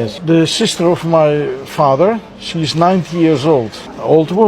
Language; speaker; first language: English; non-native, learner; Dutch